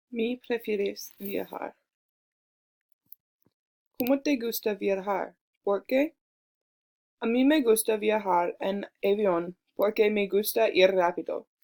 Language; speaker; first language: Spanish; non-native, learner; English